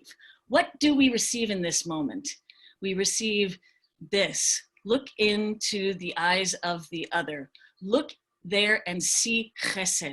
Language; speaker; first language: English; native; English